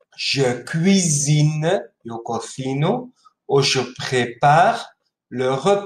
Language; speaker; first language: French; non-native, fluent; Spanish